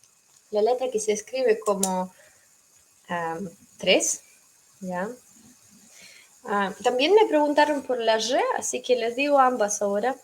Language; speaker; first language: Spanish; non-native, fluent; Russian